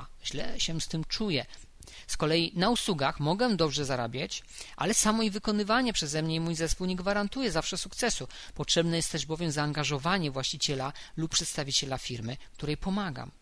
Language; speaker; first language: Polish; native; Polish